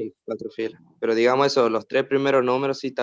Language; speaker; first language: Spanish; native; Spanish